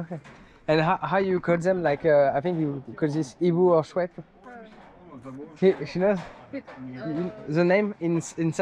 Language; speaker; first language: English; non-native, fluent; French